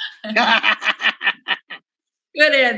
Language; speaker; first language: English; native; English